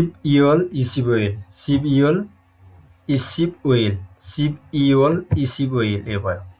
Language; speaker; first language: Korean; non-native, fluent; Nepali